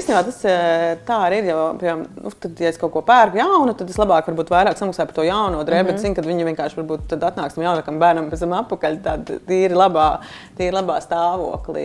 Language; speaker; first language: Latvian; native; Latvian